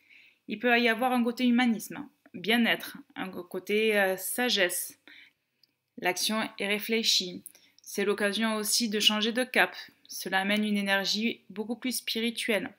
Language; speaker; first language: French; native; French